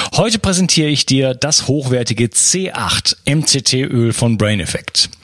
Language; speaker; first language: German; native; German